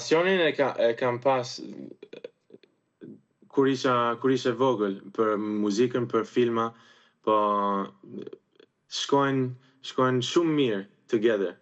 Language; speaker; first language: Albanian; early bilingual, heritage; Albanian